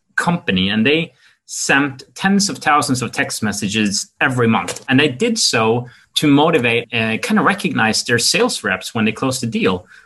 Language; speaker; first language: English; non-native, fluent; Norwegian